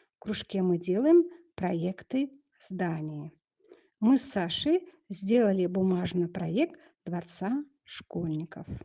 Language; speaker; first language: Russian; non-native, local second language; Kazakh